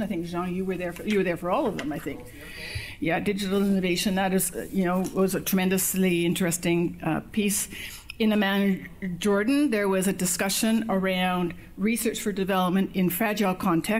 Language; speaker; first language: English; native; English